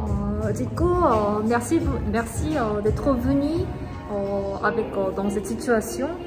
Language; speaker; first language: French; non-native, learner; Korean